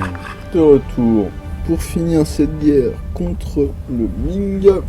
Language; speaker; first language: French; native; French